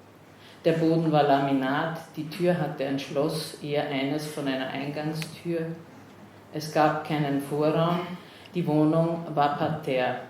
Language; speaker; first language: German; native; German